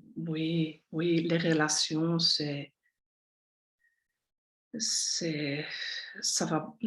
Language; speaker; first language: French; non-native, local second language; Dutch